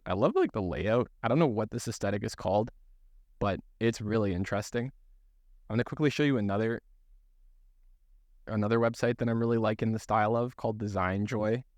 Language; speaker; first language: English; native; English